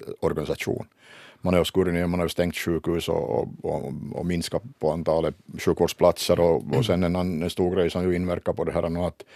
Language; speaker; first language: Swedish; native; Swedish